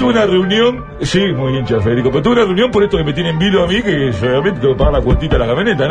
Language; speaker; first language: Spanish; native; Spanish